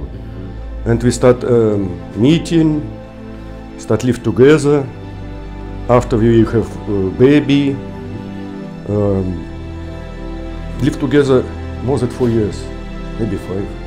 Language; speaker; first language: English; non-native, learner; Russian